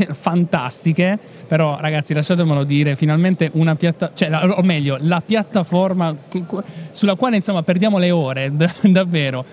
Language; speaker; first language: Italian; native; Italian